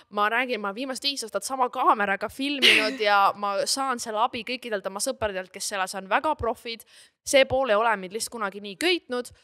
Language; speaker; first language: Estonian; native; Estonian